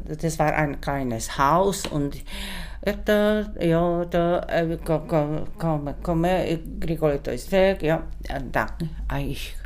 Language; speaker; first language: German; non-native, learner; Czech